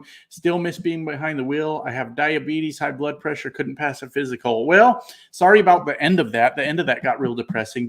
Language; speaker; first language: English; native; English